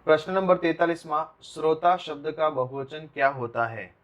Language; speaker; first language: Hindi; non-native, local second language; Gujarati